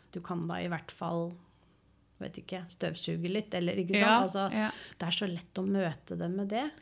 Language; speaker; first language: Norwegian; native; Norwegian